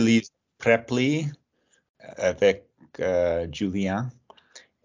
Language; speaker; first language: French; non-native, learner; English